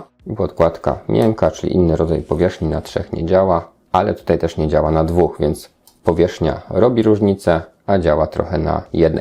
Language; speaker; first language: Polish; native; Polish